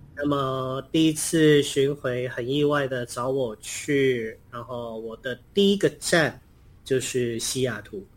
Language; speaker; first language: Chinese; native; Chinese